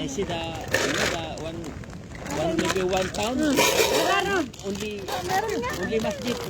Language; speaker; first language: English; non-native, learner; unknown